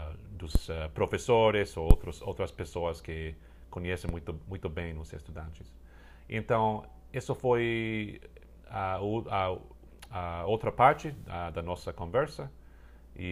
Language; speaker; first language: Portuguese; non-native, fluent; English